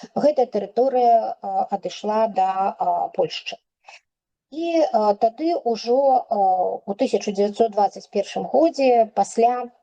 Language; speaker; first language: Belarusian; non-native, local second language; Russian